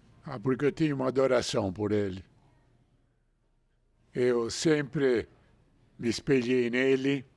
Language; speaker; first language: Portuguese; non-native, fluent; Italian